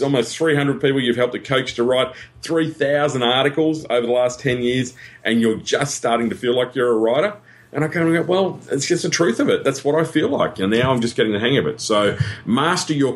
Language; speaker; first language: English; native; English